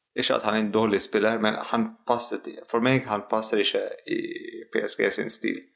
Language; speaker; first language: Norwegian; non-native, fluent; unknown